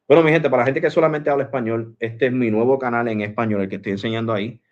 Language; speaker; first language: Spanish; early bilingual, heritage; Spanish